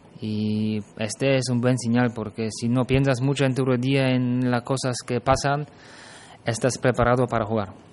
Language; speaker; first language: Spanish; non-native, fluent; German